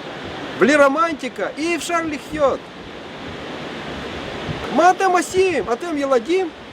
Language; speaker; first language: Hebrew; non-native, fluent; Russian